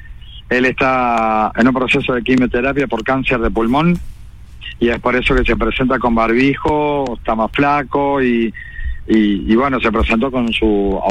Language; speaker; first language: Spanish; native; Spanish